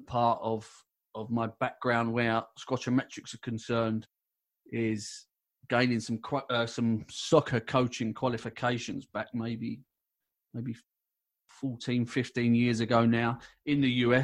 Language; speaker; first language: English; native; English